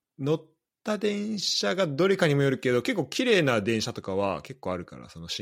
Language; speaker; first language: Japanese; native; Japanese